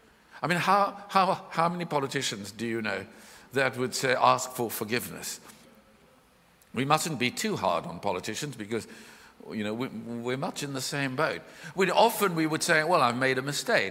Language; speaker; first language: English; native; English